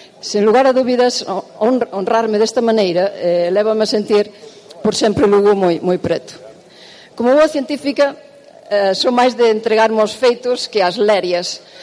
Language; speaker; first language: Galician; native; Galician